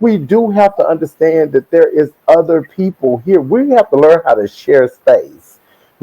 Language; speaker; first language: English; native; English